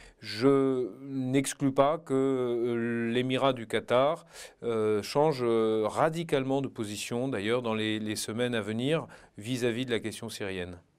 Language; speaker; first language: French; native; French